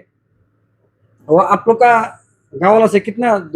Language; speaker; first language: Hindi; non-native, learner; Bangla